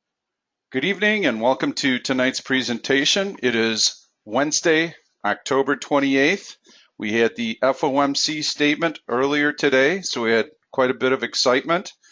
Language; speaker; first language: English; native; English